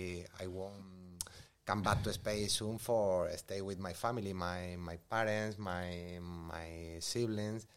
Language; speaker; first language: English; non-native, learner; Spanish